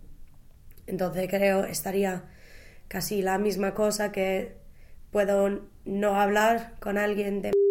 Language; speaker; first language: Spanish; non-native, fluent; English